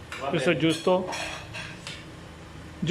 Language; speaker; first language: Italian; non-native, learner; Punjabi